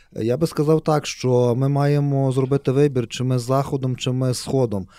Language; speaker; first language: Ukrainian; native; Ukrainian